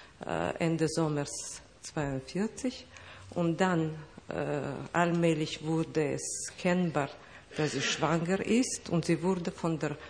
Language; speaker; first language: German; non-native, fluent; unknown